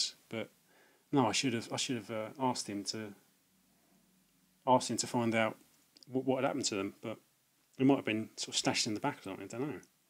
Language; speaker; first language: English; native; English